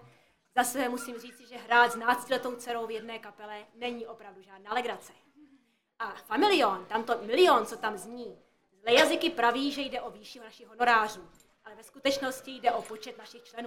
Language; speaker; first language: Czech; native; Czech